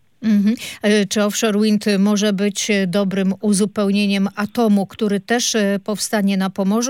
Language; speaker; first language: Polish; native; Polish